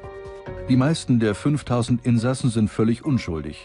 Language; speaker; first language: German; native; German